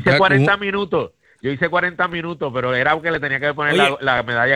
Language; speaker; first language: Spanish; native; Spanish